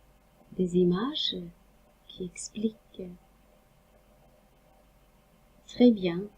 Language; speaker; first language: French; non-native, fluent; Norwegian